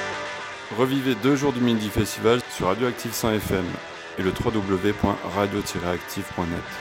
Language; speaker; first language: French; native; French